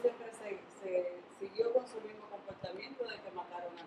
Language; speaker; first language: Spanish; native; Spanish